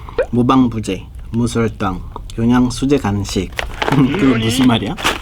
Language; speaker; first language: Korean; non-native, fluent; Kinyarwanda